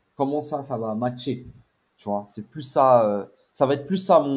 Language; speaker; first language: French; native; French